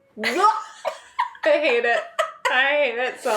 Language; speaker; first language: English; native; English